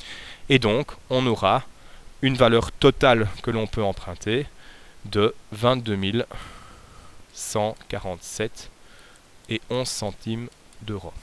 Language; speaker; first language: French; native; French